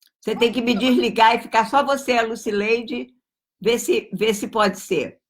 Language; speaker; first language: Portuguese; native; Portuguese